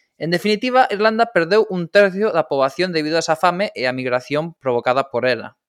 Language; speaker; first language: Galician; non-native, local second language; Spanish